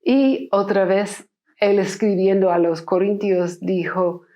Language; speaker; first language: Spanish; non-native, fluent; English